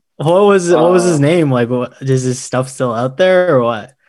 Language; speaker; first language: English; early bilingual, other home language; Filipino